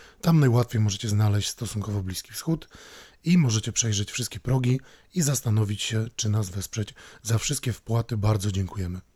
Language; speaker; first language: Polish; non-native, fluent; Persian